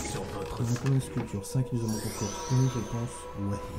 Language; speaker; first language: French; native; French